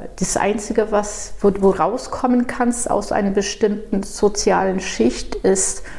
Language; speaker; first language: German; non-native, fluent; Portuguese